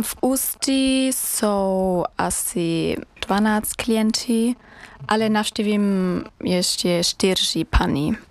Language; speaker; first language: Czech; non-native, learner; German